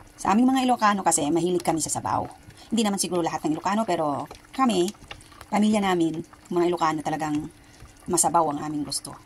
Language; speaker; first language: Filipino; non-native, local second language; Iloko